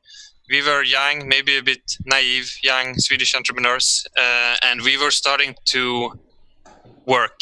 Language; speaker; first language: English; non-native, fluent; Swedish